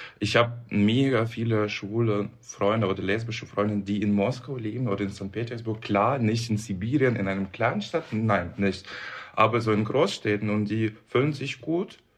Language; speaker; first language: German; non-native, fluent; Russian